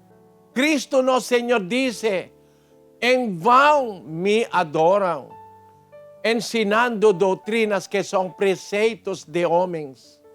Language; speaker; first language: Portuguese; non-native, fluent; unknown